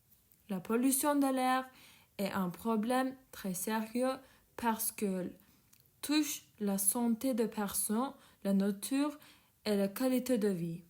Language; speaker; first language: French; non-native, learner; Turkish